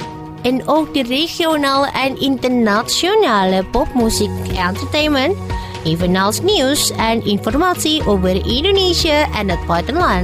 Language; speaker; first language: Dutch; non-native, fluent; Indonesian